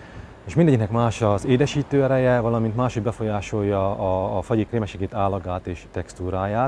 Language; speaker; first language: Hungarian; native; Hungarian